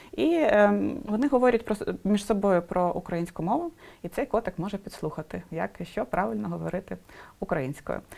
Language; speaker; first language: Ukrainian; non-native, local second language; Russian